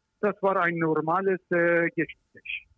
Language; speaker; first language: German; non-native, learner; Persian